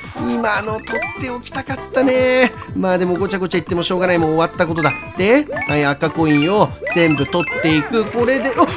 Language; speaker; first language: Japanese; native; Japanese